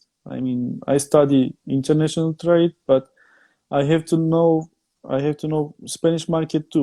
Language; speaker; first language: English; non-native, fluent; Turkish